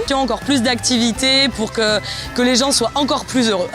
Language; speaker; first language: French; native; French